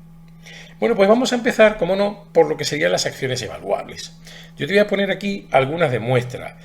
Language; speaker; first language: Spanish; native; Spanish